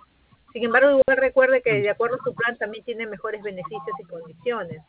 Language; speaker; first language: Spanish; native; Spanish